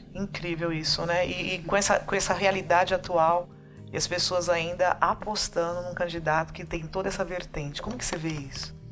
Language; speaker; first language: Portuguese; native; Portuguese